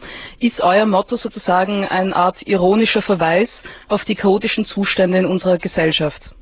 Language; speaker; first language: German; native; German